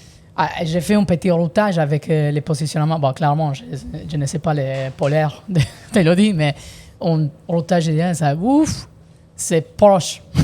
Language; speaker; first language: French; non-native, learner; Italian